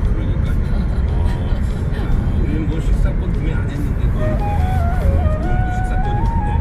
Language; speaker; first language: Korean; native; Korean